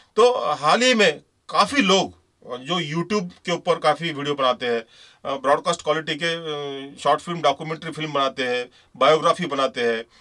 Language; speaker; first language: Hindi; non-native, local second language; Marathi